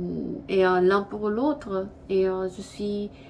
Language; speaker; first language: French; non-native, learner; Korean